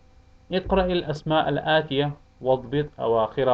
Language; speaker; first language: Arabic; non-native, fluent; English